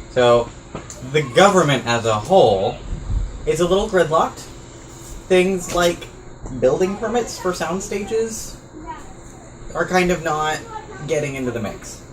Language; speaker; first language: English; native; English